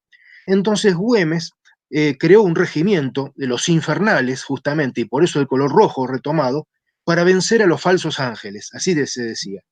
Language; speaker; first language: Spanish; native; Spanish